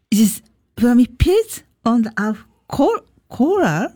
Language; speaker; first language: German; non-native, learner; Japanese